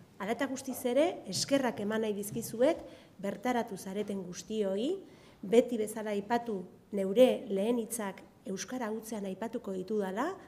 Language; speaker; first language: Basque; non-native, local second language; Spanish